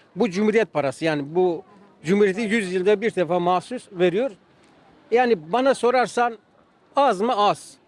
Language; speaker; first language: Turkish; native; Turkish